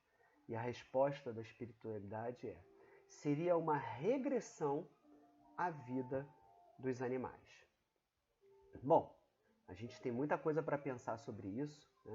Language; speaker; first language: Portuguese; native; Portuguese